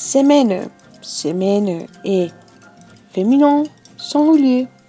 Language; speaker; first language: French; non-native, fluent; Spanish